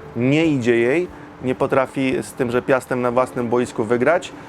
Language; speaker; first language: Polish; native; Polish